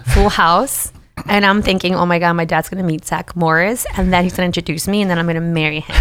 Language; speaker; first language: English; early bilingual, other home language; Spanish